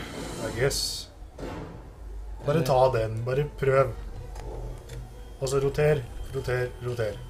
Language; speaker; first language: Norwegian; native; Norwegian